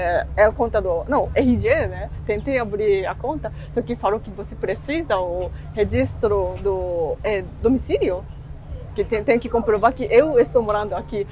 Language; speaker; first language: Portuguese; non-native, fluent; Japanese